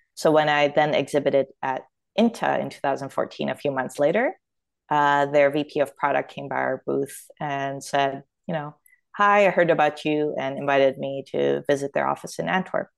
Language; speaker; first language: English; native; English